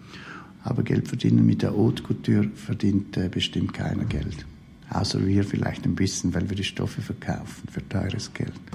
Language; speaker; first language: German; native; German